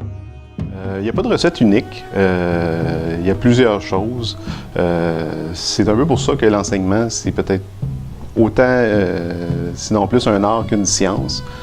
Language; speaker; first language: French; native; French